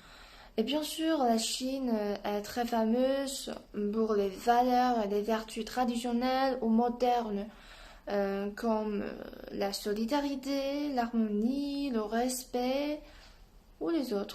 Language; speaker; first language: French; non-native, learner; Chinese